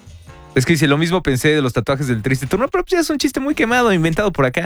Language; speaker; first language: Spanish; native; Spanish